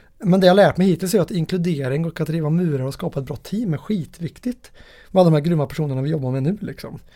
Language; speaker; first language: Swedish; native; Swedish